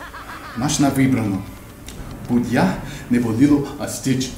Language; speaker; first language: Czech; non-native, learner; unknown